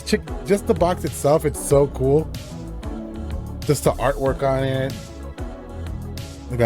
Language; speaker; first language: English; native; English